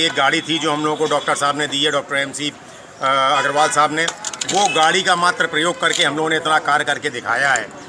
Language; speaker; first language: Hindi; native; Hindi